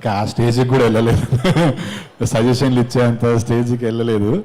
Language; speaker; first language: Telugu; native; Telugu